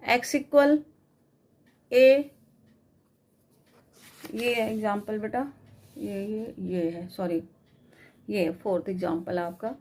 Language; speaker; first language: Hindi; native; Hindi